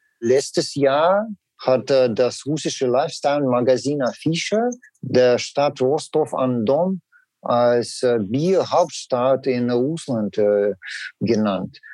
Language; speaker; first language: German; non-native, learner; Russian